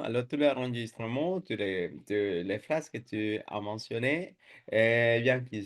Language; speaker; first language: French; non-native, fluent; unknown